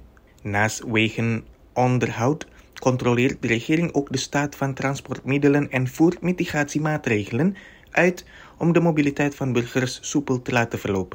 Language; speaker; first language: Dutch; non-native, fluent; Indonesian